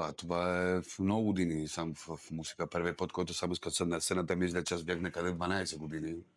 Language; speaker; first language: Bulgarian; non-native, learner; Spanish